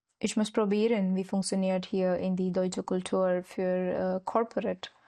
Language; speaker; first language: German; non-native, learner; Marathi